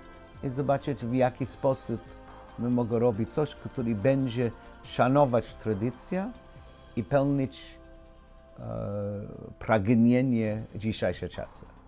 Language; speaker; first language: Polish; non-native, learner; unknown